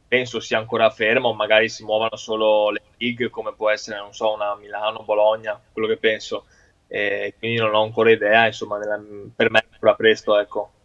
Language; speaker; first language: Italian; native; Italian